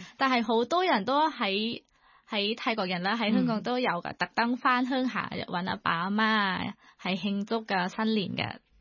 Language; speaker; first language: Cantonese; non-native, learner; Thai